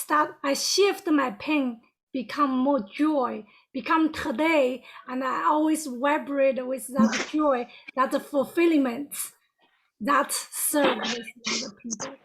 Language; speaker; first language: English; non-native, fluent; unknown